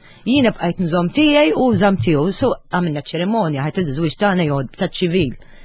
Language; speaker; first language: Maltese; non-native, fluent; Arabic